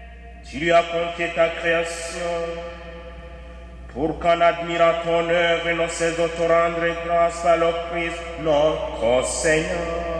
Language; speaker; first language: French; native; French